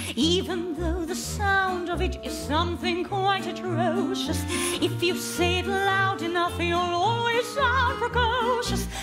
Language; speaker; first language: English; native; English